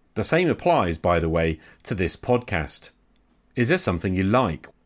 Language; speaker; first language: English; native; English